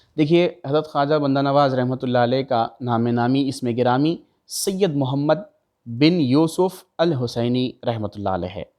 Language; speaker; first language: Urdu; native; Urdu